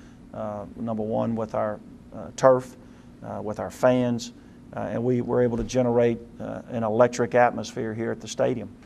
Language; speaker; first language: English; native; English